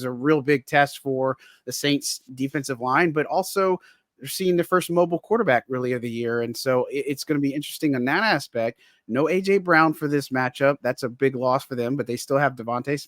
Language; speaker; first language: English; native; English